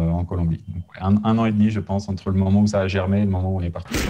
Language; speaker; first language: French; native; French